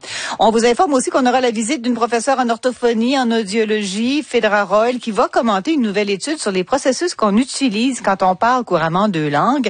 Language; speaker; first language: French; native; French